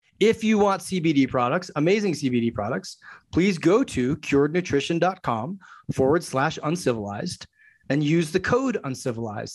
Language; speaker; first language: English; native; English